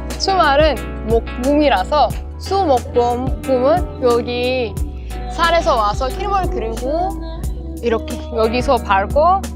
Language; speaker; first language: Korean; non-native, learner; Persian